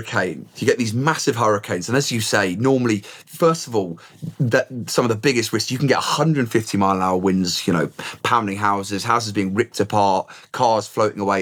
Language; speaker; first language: English; native; English